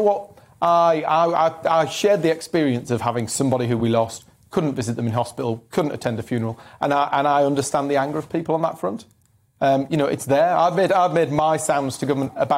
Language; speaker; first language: English; native; English